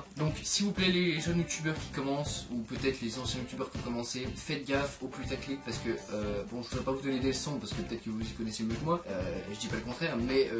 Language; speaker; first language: French; native; French